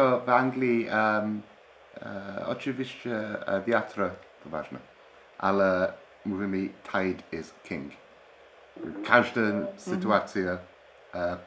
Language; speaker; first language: Polish; non-native, learner; English